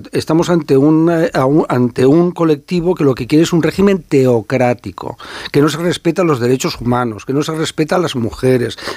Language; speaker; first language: Spanish; native; Spanish